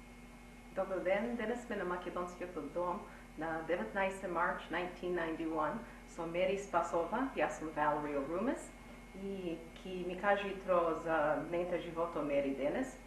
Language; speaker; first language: Macedonian; early bilingual, heritage; Macedonian